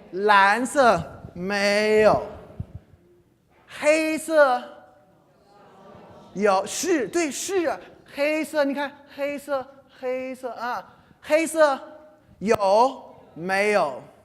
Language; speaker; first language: Chinese; non-native, fluent; English